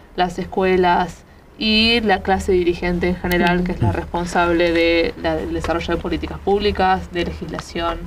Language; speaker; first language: Spanish; native; Spanish